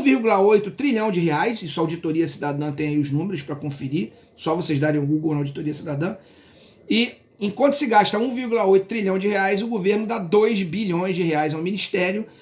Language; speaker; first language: Portuguese; native; Portuguese